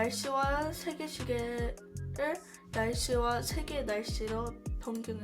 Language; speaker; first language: Korean; early bilingual, heritage; Korean